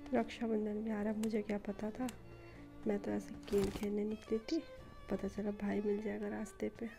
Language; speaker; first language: Hindi; native; Hindi